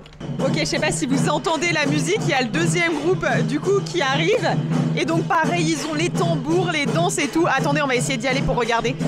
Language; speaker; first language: French; native; French